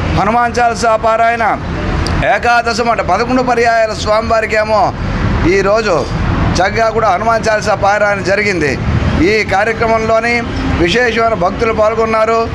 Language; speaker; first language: Telugu; native; Telugu